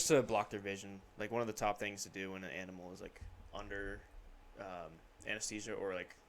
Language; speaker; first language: English; native; English